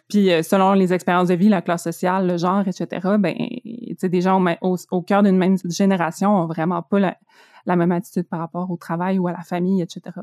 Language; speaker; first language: French; native; French